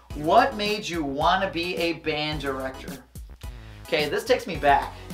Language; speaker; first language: English; native; English